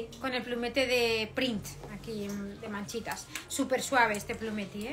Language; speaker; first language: Spanish; native; Spanish